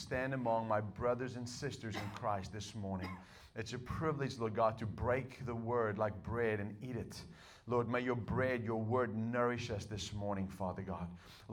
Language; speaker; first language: English; non-native, local second language; Afrikaans